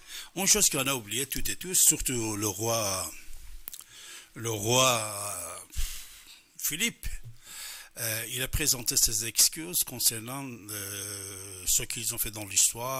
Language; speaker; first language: French; non-native, fluent; Persian